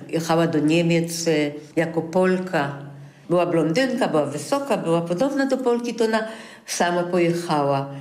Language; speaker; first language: Polish; native; Polish